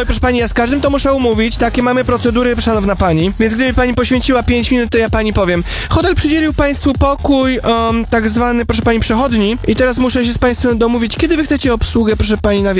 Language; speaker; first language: Polish; native; Polish